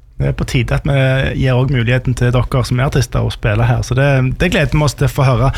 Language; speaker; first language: Norwegian; native; Norwegian